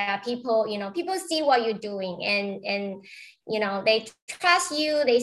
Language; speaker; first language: English; non-native, fluent; Chinese